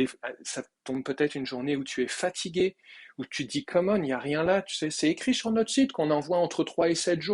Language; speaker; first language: French; native; French